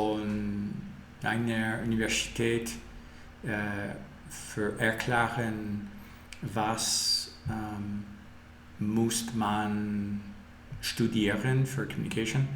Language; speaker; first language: German; non-native, learner; English